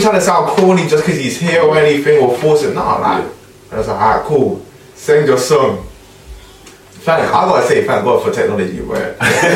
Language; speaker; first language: English; native; English